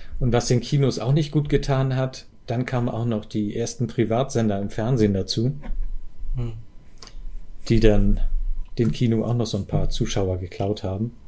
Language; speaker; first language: German; native; German